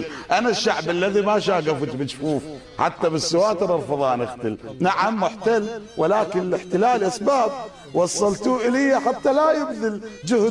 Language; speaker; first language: Arabic; native; Arabic